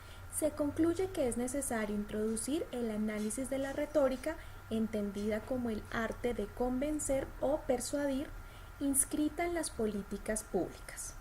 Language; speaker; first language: Spanish; native; Spanish